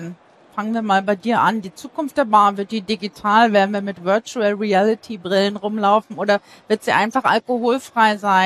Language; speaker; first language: German; native; German